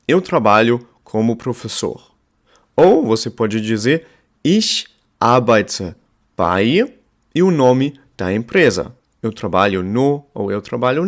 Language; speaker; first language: Portuguese; non-native, fluent; German